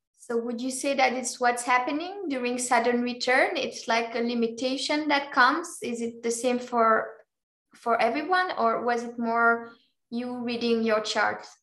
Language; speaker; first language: English; non-native, fluent; French